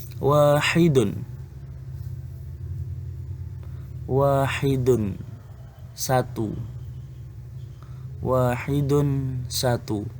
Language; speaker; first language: Arabic; non-native, fluent; Indonesian